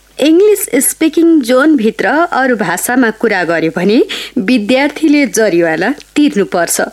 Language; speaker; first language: Nepali; native; Nepali